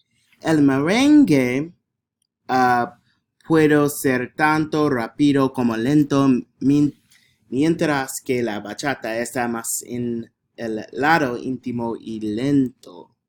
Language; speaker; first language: Spanish; non-native, learner; English